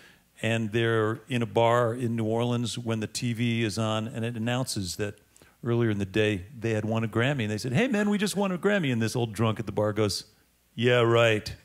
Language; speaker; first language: English; native; English